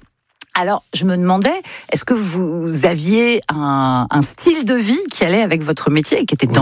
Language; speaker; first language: French; native; French